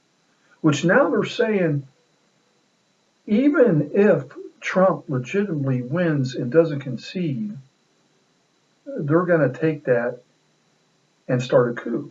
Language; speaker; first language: English; native; English